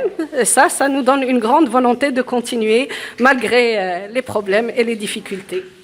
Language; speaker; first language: French; early bilingual, other home language; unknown